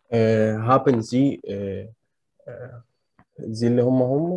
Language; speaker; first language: German; non-native, learner; Arabic